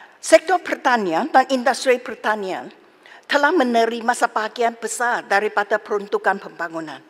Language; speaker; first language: Malay; non-native, local second language; Chinese